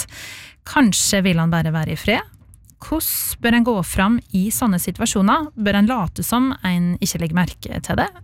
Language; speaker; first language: Norwegian; native; Norwegian